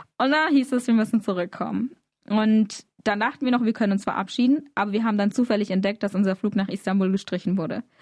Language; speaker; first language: German; early bilingual, other home language; Arabic